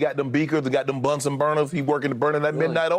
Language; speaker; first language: English; native; English